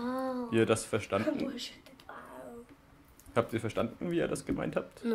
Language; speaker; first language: German; native; German